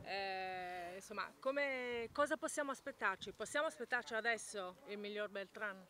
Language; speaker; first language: Italian; native; Italian